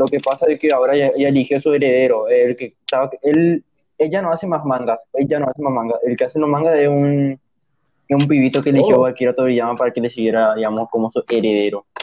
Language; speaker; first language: Spanish; native; Spanish